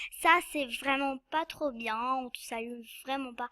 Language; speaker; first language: French; non-native, local second language; Arabic